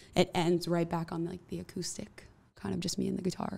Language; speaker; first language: English; native; English